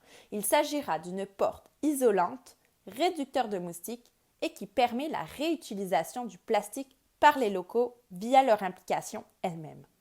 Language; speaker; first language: French; native; French